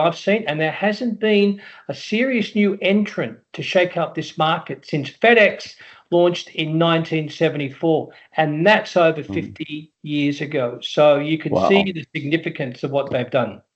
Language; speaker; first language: English; native; English